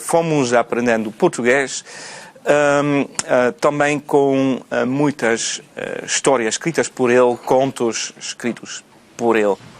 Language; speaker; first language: Portuguese; non-native, fluent; Dutch